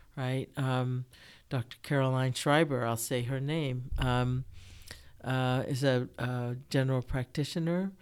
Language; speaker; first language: English; early bilingual, other home language; Japanese